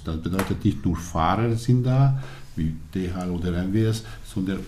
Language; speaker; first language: German; non-native, learner; Hungarian